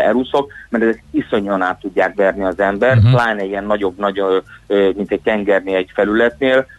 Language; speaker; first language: Hungarian; native; Hungarian